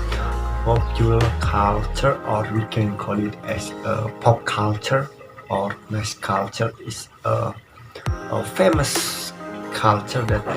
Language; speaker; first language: English; non-native, learner; Indonesian